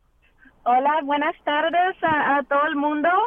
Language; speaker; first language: Spanish; early bilingual, heritage; English